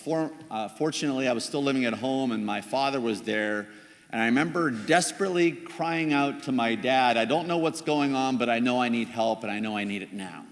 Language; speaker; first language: English; native; English